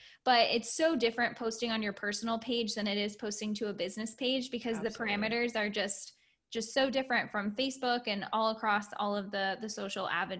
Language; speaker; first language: English; native; English